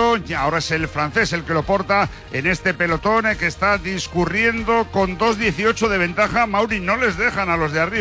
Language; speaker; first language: Spanish; native; Spanish